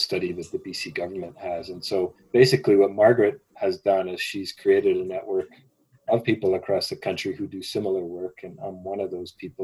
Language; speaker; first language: English; native; English